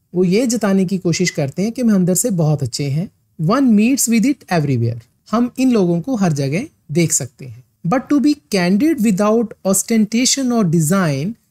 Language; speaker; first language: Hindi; non-native, local second language; Punjabi